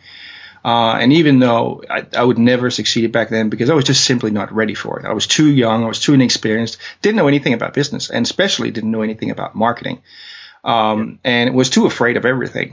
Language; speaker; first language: English; non-native, fluent; Danish